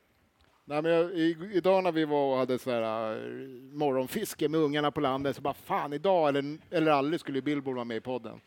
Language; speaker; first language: Swedish; native; Swedish